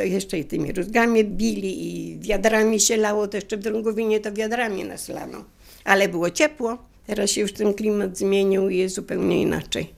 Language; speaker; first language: Polish; native; Polish